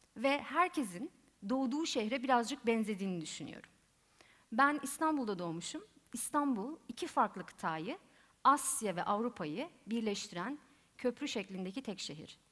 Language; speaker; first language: Turkish; native; Turkish